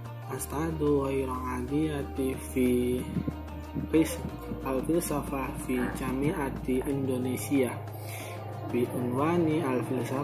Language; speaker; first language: Arabic; non-native, learner; Indonesian